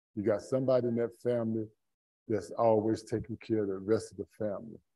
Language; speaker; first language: English; native; English